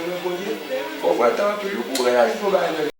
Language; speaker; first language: Haitian Creole; native; Haitian Creole